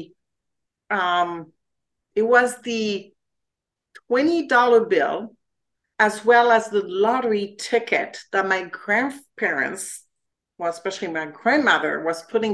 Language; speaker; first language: English; non-native, fluent; French